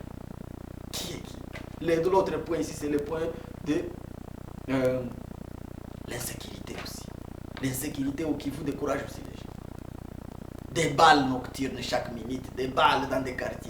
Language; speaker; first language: French; non-native, local second language; Swahili